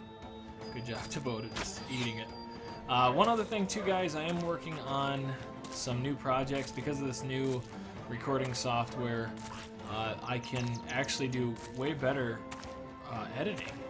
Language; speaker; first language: English; native; English